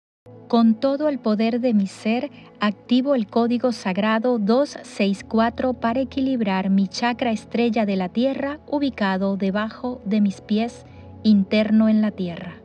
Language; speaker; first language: Spanish; native; Spanish